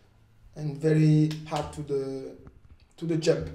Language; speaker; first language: English; non-native, learner; French